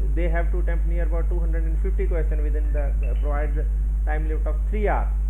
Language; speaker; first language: English; non-native, local second language; Punjabi